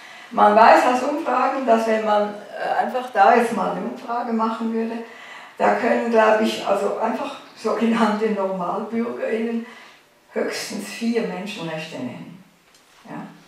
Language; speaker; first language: German; native; German